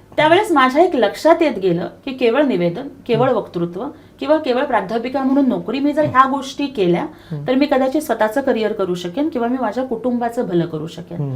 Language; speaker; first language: Marathi; non-native, local second language; Telugu